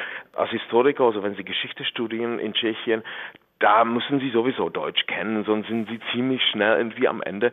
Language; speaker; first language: German; non-native, fluent; Czech